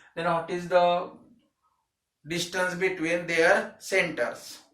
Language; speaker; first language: English; non-native, local second language; Marathi